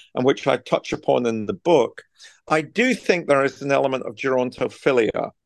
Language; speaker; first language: English; native; English